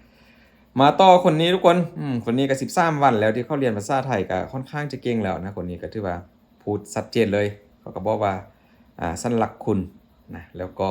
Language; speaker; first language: Thai; non-native, local second language; Northeastern Thai